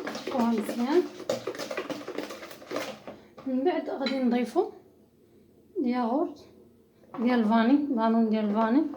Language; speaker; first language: Arabic; native; Arabic